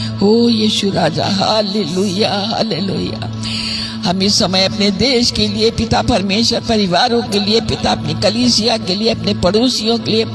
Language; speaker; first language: Hindi; native; Hindi